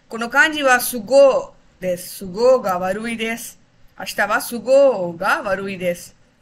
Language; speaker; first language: Japanese; non-native, fluent; Tamil